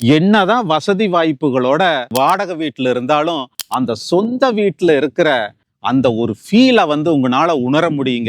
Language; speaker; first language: Tamil; native; Tamil